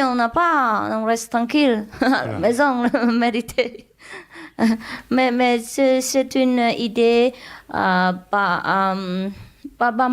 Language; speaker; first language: French; non-native, learner; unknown